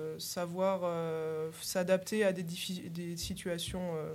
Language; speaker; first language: French; native; French